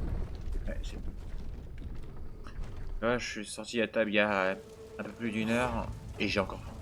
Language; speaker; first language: French; native; French